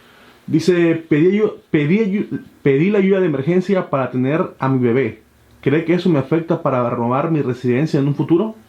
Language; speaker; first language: Spanish; native; Spanish